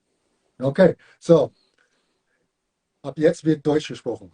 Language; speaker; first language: German; non-native, learner; English